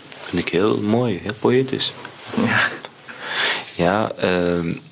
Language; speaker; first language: Dutch; non-native, learner; Arabic